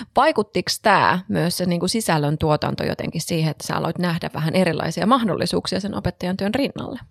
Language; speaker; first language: Finnish; native; Finnish